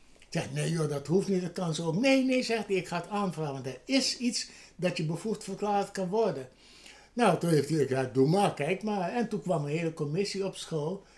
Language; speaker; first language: Dutch; native; Dutch